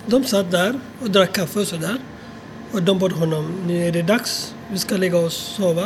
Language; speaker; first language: Swedish; non-native, fluent; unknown